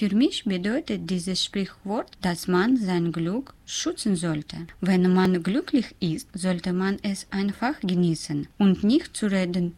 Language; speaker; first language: German; non-native, learner; Russian